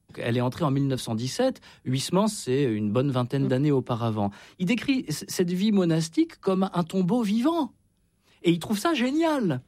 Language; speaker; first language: French; native; French